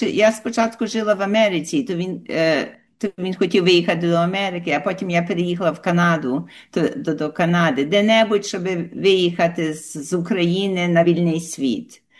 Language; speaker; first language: Ukrainian; early bilingual, heritage; Ukrainian